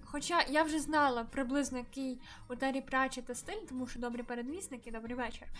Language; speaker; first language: Ukrainian; native; Ukrainian